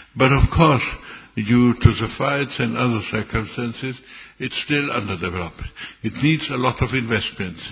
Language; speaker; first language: English; non-native, fluent; German